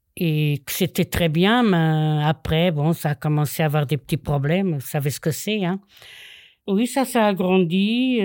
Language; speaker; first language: French; non-native, fluent; Portuguese